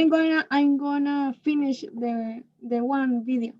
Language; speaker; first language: English; non-native, learner; Spanish